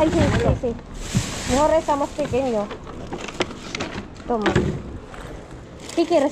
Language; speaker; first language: Spanish; non-native, learner; Filipino